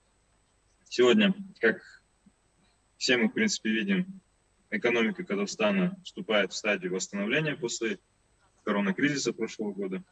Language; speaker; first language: Russian; native; Russian